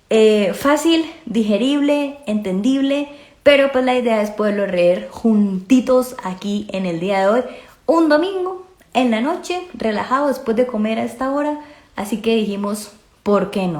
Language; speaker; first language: Spanish; native; Spanish